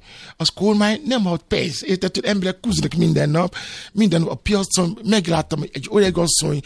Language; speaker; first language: Hungarian; non-native, learner; Yoruba